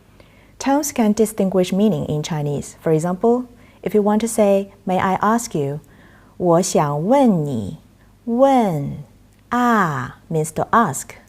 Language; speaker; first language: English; non-native, fluent; Chinese